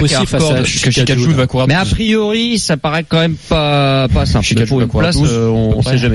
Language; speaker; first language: French; native; French